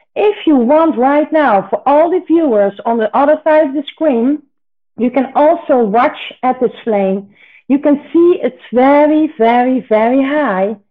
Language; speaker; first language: English; non-native, fluent; Dutch